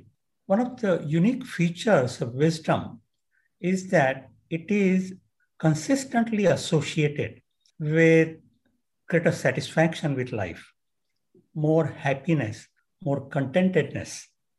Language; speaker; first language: English; non-native, local second language; Marathi